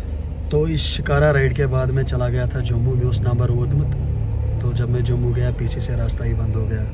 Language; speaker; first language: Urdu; non-native, local second language; Kashmiri